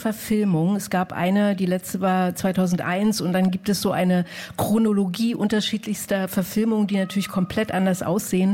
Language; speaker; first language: German; native; German